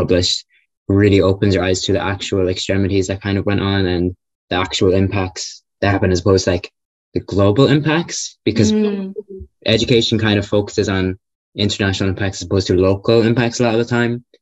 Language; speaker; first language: English; native; English